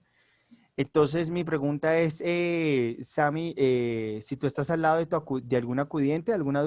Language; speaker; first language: Spanish; native; Spanish